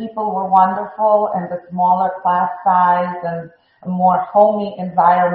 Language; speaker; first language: English; non-native, fluent; Russian